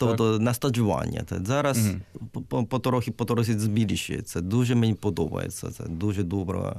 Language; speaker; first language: Ukrainian; non-native, learner; Japanese